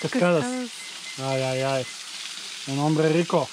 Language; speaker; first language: Spanish; non-native, learner; Bulgarian